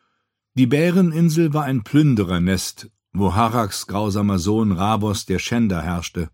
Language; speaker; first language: German; native; German